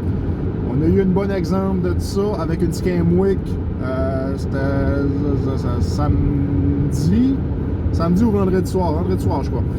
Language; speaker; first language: French; native; French